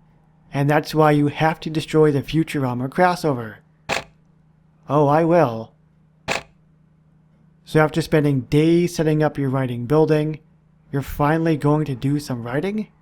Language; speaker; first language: English; native; English